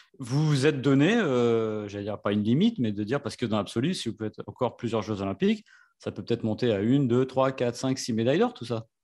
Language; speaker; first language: French; native; French